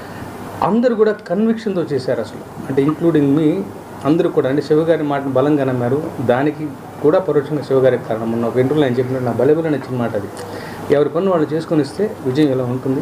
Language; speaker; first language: Telugu; native; Telugu